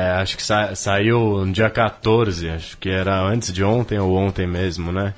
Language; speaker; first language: Portuguese; native; Portuguese